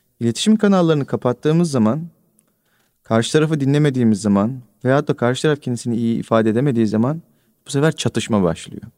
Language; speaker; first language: Turkish; native; Turkish